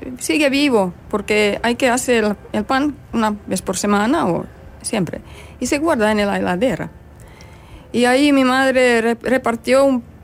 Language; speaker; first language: Spanish; non-native, fluent; Finnish